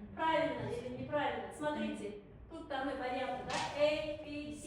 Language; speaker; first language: Russian; non-native, local second language; Kyrgyz